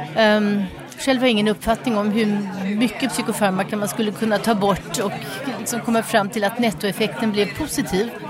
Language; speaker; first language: Swedish; native; Swedish